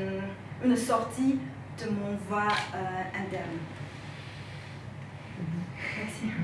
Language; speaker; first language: French; non-native, fluent; Chinese